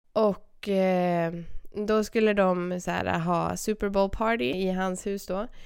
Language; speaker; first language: Swedish; native; Swedish